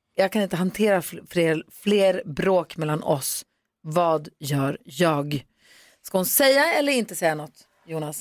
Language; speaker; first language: Swedish; native; Swedish